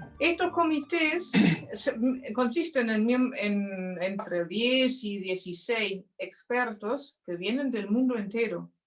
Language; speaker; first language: Spanish; non-native, fluent; English